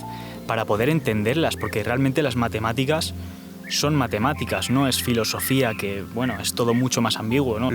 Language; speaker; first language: Spanish; native; Spanish